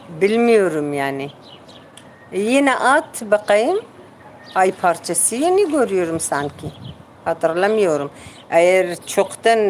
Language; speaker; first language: Turkish; non-native, local second language; Kurdish